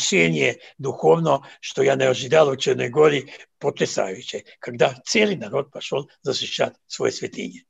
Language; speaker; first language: Russian; non-native, fluent; Serbian